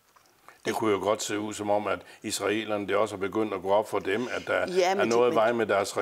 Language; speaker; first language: Danish; native; Danish